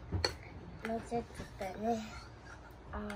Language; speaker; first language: Japanese; non-native, learner; Filipino